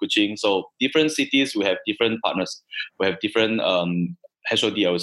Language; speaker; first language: English; non-native, local second language; Chinese